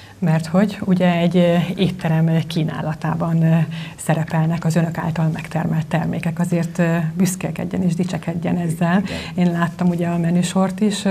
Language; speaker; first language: Hungarian; native; Hungarian